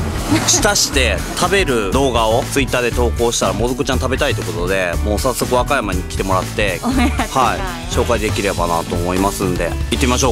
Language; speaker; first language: Japanese; native; Japanese